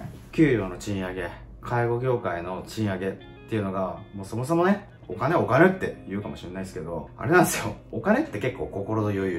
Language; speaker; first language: Japanese; native; Japanese